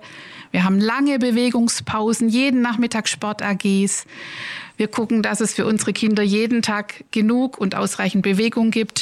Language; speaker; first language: German; native; German